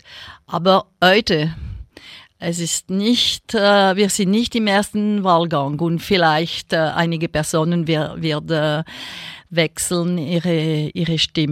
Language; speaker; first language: German; non-native, local second language; French